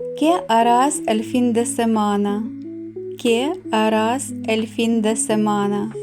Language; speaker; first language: Spanish; non-native, fluent; Ukrainian